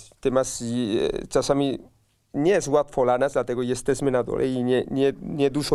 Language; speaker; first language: Polish; non-native, learner; Spanish